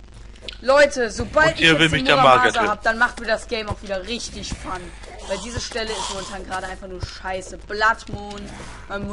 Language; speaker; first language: German; native; German